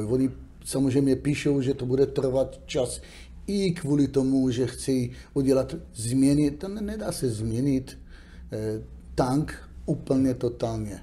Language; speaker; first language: Czech; non-native, fluent; Hebrew